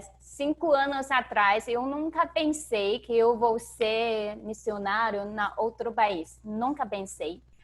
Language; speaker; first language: Portuguese; non-native, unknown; Chinese